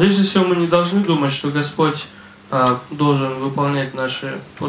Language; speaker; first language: Russian; native; Russian